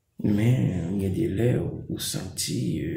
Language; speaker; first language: French; non-native, local second language; Haitian Creole